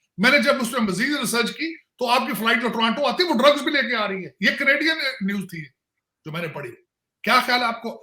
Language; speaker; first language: Urdu; non-native, local second language; Punjabi